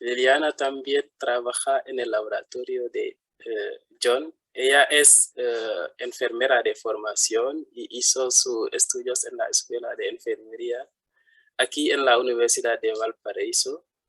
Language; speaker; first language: Spanish; non-native, fluent; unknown